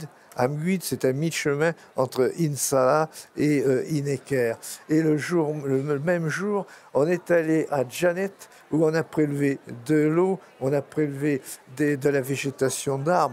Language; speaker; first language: French; native; French